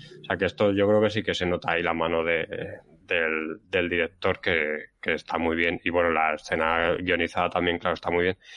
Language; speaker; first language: Spanish; native; Spanish